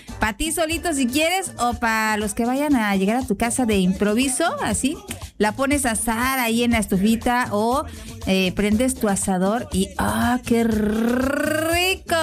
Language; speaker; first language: Spanish; native; Spanish